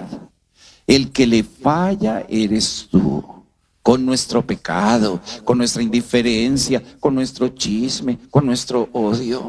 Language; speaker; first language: Spanish; native; Spanish